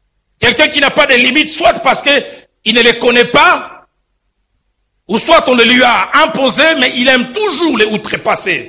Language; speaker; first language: French; non-native, local second language; Lingala